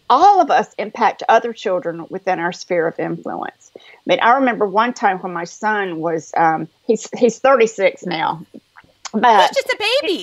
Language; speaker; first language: English; native; English